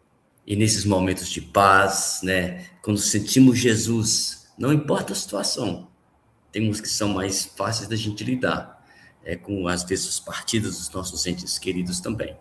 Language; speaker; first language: Portuguese; native; Portuguese